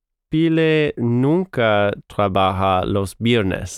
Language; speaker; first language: Spanish; non-native, learner; English